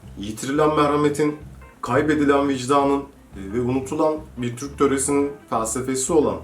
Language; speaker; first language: Turkish; native; Turkish